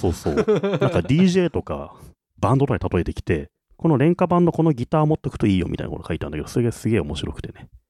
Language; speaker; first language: Japanese; native; Japanese